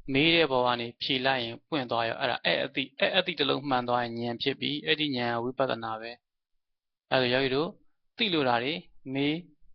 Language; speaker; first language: Burmese; native; Burmese